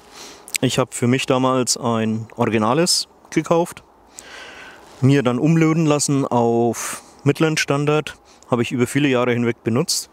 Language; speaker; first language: German; native; German